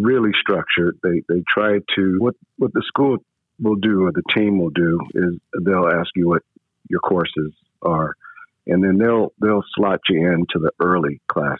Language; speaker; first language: English; native; English